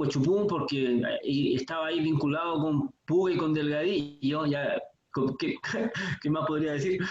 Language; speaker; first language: Spanish; native; Spanish